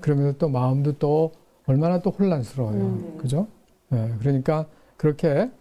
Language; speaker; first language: Korean; native; Korean